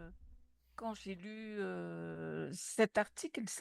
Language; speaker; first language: French; non-native, local second language; Malagasy